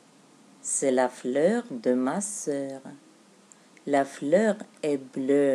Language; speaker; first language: French; non-native, fluent; Russian